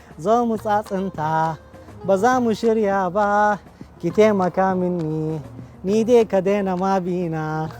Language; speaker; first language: Hausa; non-native, local second language; Arabic